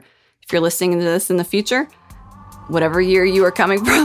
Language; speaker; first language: English; native; English